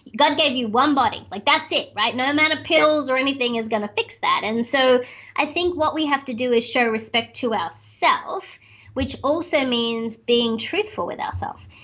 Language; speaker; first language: English; native; English